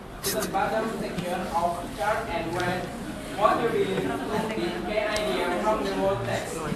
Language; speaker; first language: English; non-native, learner; Indonesian